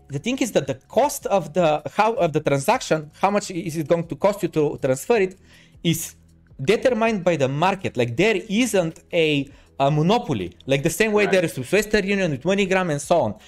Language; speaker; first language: English; non-native, fluent; Bulgarian